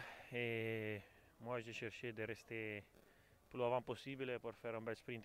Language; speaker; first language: French; non-native, learner; Italian